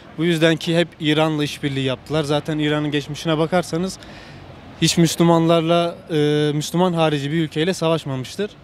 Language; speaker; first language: Turkish; native; Turkish